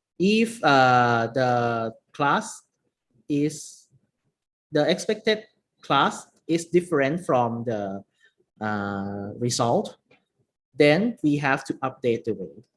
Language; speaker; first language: English; non-native, learner; Thai